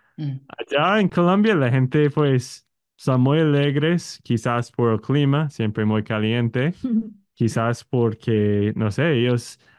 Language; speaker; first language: Spanish; non-native, fluent; English